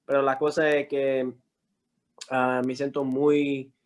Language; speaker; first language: Spanish; early bilingual, heritage; Spanish